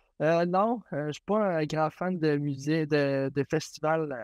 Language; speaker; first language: French; native; French